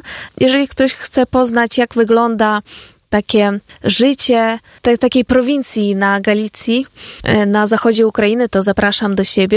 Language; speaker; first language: Polish; non-native, fluent; Ukrainian